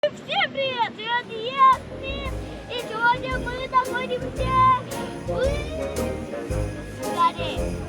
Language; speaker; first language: Russian; non-native, local second language; Kazakh